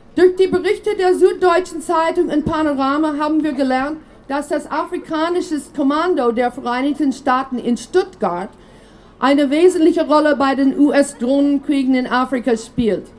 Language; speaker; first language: German; non-native, fluent; English